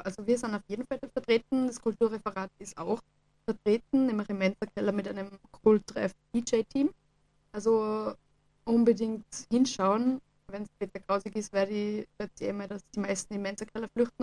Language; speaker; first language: German; native; German